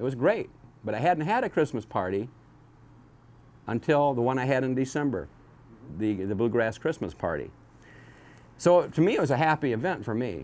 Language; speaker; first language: English; native; English